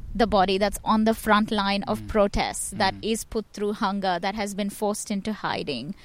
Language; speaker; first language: English; non-native, local second language; Tamil